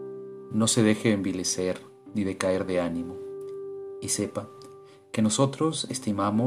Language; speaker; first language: Spanish; native; Spanish